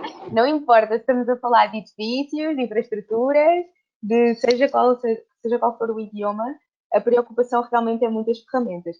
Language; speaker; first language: Portuguese; native; Portuguese